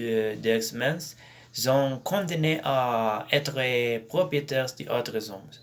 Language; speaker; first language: French; non-native, learner; Spanish